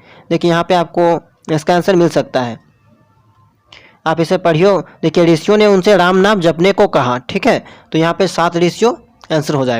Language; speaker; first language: Hindi; native; Hindi